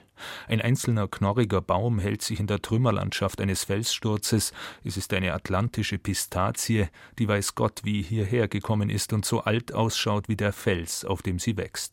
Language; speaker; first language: German; native; German